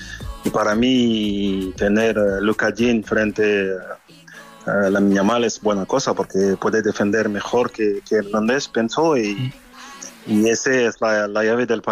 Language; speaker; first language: Spanish; non-native, fluent; French